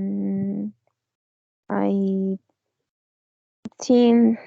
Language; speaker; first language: English; non-native, learner; Spanish